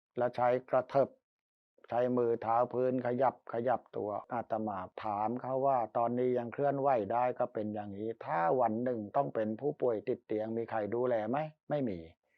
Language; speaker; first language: Thai; native; Thai